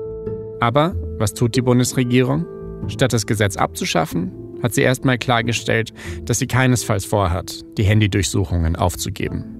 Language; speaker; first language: German; native; German